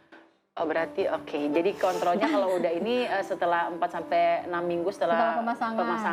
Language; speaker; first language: Indonesian; native; Indonesian